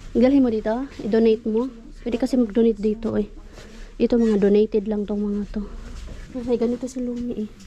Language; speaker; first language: Filipino; native; Filipino